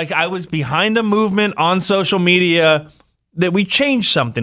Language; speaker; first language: English; native; English